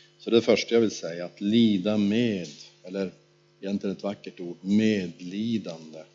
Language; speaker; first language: Swedish; native; Swedish